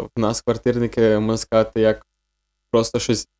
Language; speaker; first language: Ukrainian; native; Ukrainian